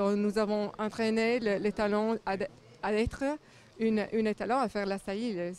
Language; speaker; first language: French; non-native, learner; Italian